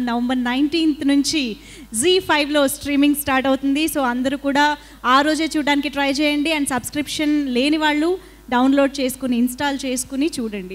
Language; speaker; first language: Telugu; native; Telugu